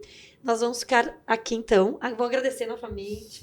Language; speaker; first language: Portuguese; native; Portuguese